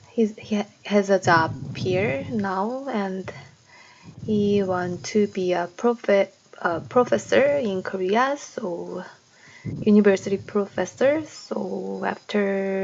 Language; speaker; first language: English; non-native, learner; Korean